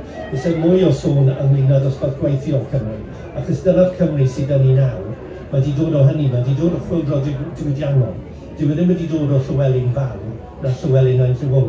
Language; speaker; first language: Welsh; non-native, local second language; English